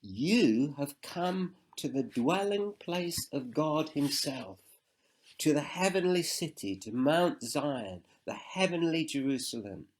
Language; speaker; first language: English; native; English